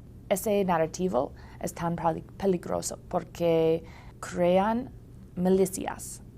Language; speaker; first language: Spanish; non-native, learner; English